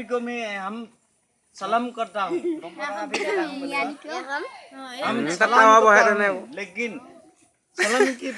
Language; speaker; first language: Hindi; non-native, local second language; Assamese